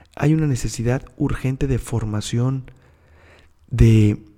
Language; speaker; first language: Spanish; native; Spanish